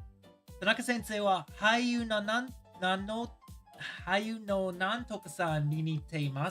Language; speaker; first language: Japanese; non-native, learner; English